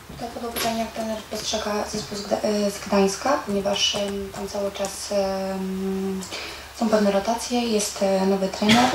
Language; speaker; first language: Polish; native; Polish